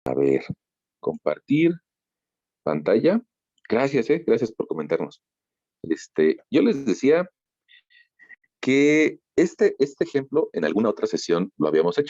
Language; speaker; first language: Spanish; native; Spanish